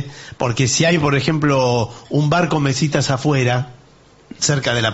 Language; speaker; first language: Spanish; native; Spanish